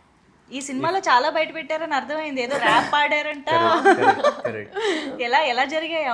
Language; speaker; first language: Telugu; native; Telugu